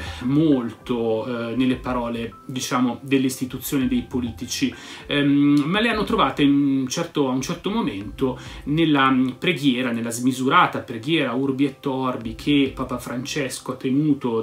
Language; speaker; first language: Italian; native; Italian